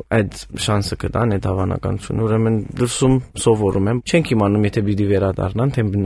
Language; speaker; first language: Armenian; early bilingual, heritage; Armenian